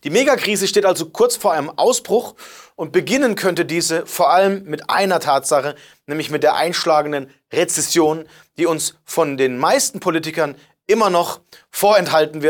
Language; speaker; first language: German; native; German